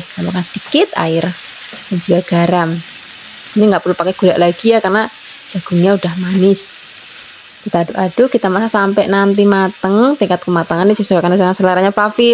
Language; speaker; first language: Indonesian; native; Indonesian